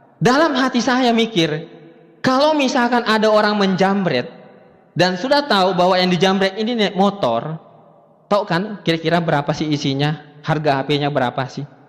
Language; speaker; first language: Indonesian; native; Indonesian